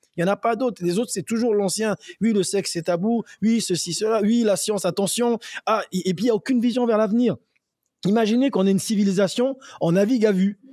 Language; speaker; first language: French; native; French